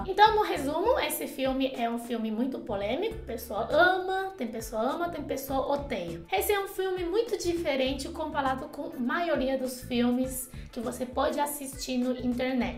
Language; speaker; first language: Portuguese; non-native, fluent; Chinese